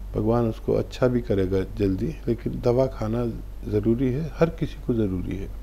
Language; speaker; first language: Hindi; native; Hindi